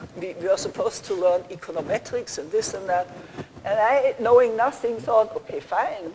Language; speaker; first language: English; non-native, fluent; German